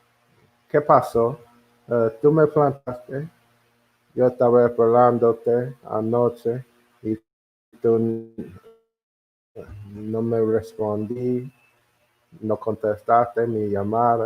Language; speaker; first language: Spanish; non-native, learner; English